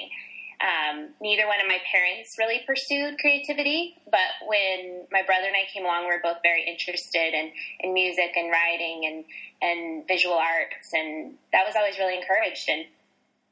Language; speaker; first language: English; native; English